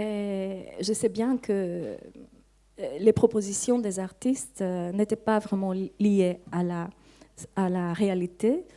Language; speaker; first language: French; non-native, fluent; Greek